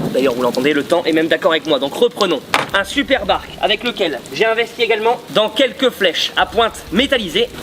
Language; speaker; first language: French; native; French